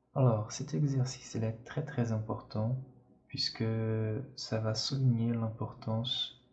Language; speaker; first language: French; non-native, fluent; Portuguese